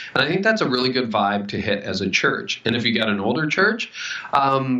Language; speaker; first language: English; native; English